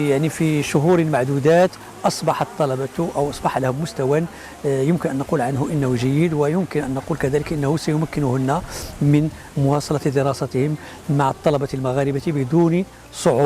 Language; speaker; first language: Arabic; native; Arabic